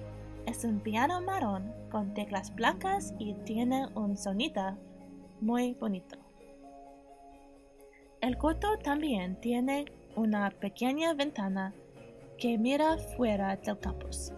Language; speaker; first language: Spanish; non-native, learner; English